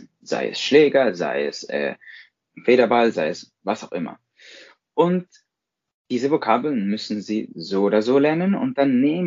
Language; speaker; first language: German; non-native, fluent; Spanish